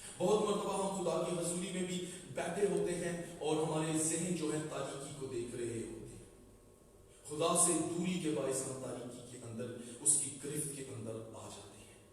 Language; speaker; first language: Urdu; non-native, local second language; Punjabi